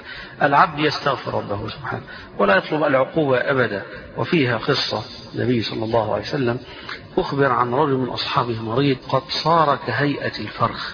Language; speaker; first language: Arabic; native; Arabic